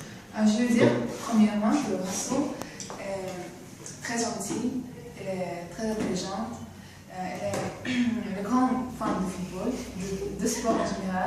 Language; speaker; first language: French; non-native, learner; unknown